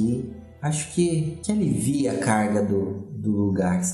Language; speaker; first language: Portuguese; native; Portuguese